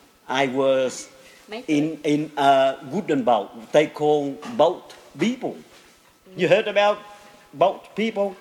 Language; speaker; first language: English; non-native, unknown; Vietnamese